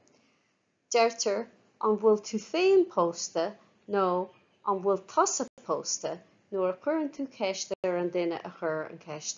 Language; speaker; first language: Irish; non-native, fluent; English